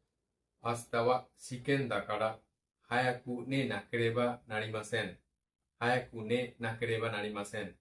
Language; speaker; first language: Japanese; non-native, fluent; Bangla